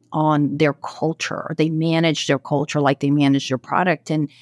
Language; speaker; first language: English; non-native, fluent; Portuguese